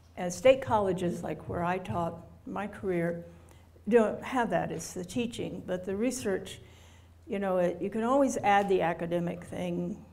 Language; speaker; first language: English; native; English